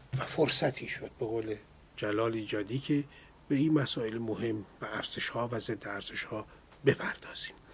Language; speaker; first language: Persian; native; Persian